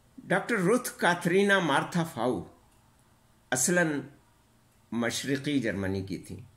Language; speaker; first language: Urdu; native; Urdu